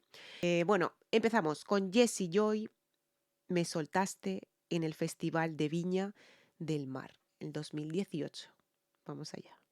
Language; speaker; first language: Spanish; native; Spanish